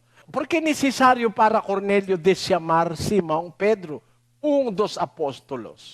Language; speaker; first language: Portuguese; non-native, learner; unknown